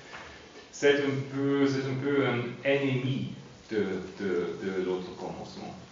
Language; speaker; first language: French; non-native, fluent; German